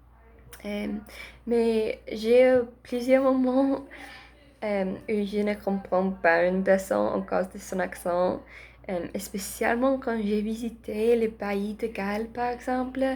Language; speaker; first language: French; non-native, learner; Spanish